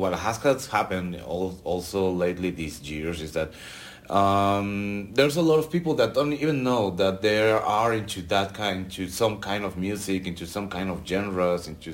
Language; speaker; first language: English; non-native, fluent; Spanish